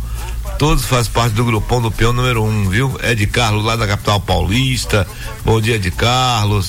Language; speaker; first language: Portuguese; native; Portuguese